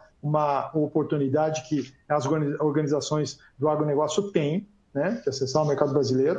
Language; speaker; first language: Portuguese; native; Portuguese